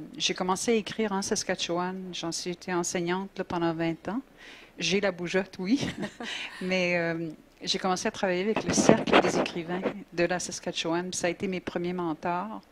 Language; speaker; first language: French; native; French